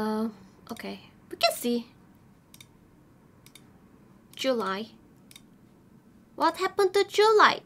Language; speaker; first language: English; non-native, learner; Korean